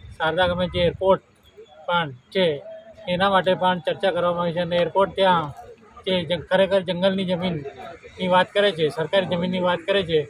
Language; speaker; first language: Gujarati; non-native, local second language; Bhili